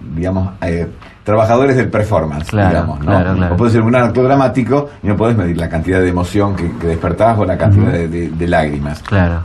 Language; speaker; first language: Spanish; native; Spanish